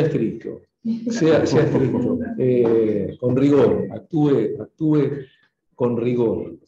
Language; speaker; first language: Spanish; native; Spanish